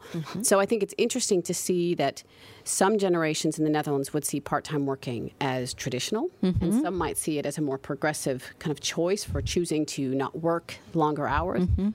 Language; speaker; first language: English; native; English